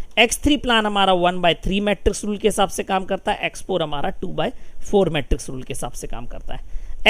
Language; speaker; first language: Hindi; native; Hindi